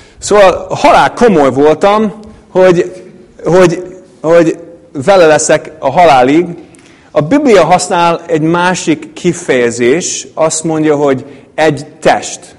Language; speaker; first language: Hungarian; non-native, fluent; English